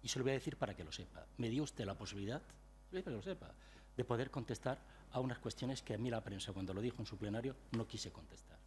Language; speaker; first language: Spanish; non-native, local second language; Catalan